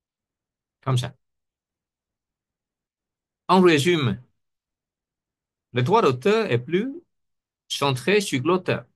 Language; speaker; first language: French; non-native, fluent; Vietnamese